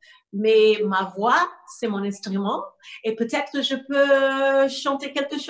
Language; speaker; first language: French; non-native, learner; English